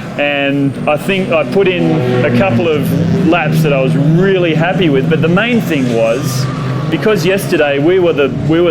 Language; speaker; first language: English; native; English